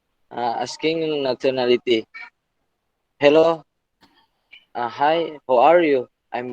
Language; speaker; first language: English; non-native, learner; Indonesian